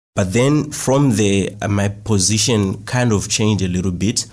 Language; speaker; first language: English; non-native, local second language; Shona